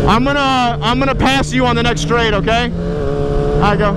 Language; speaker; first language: English; native; English